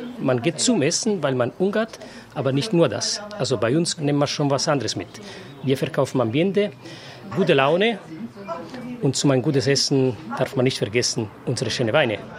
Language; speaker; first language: German; non-native, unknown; Italian